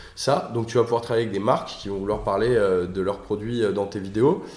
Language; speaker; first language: French; native; French